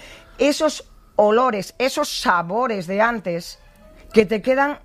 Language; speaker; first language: Spanish; native; Spanish